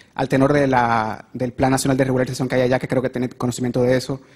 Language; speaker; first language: Spanish; native; Spanish